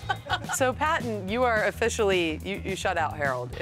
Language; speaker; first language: English; native; English